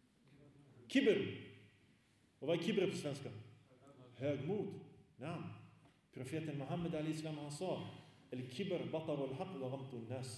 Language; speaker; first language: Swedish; early bilingual, other home language; Arabic